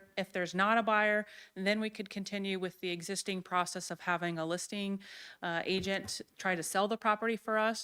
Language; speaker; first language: English; native; English